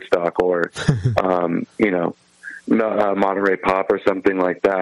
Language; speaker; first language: English; native; English